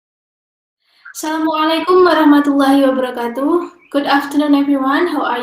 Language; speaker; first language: English; non-native, learner; Indonesian